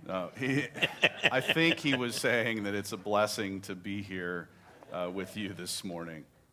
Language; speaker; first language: English; native; English